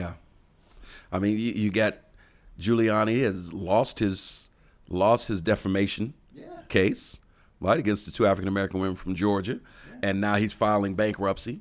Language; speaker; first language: English; native; English